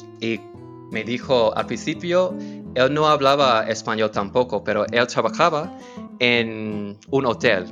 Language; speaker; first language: Spanish; non-native, learner; English